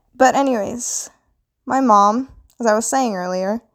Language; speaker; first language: English; non-native, local second language; Filipino